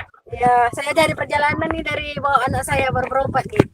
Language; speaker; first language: Malay; native; Malay